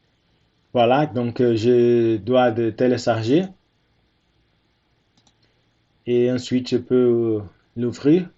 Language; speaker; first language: French; non-native, fluent; Portuguese